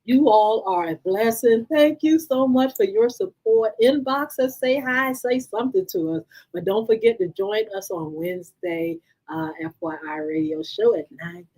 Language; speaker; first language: English; native; English